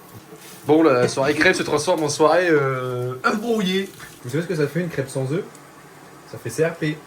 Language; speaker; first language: French; native; French